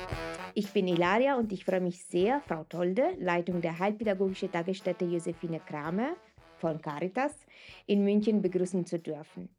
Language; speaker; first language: German; non-native, fluent; Italian